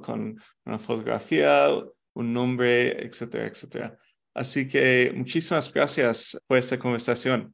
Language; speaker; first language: Spanish; non-native, fluent; English